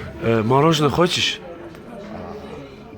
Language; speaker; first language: Russian; non-native, learner; Azerbaijani